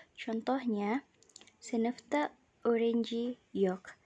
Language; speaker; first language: Turkish; non-native, learner; Indonesian